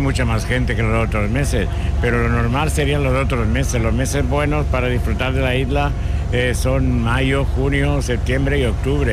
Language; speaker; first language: Spanish; native; Spanish